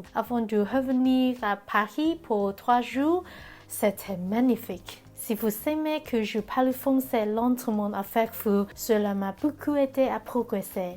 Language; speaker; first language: French; non-native, learner; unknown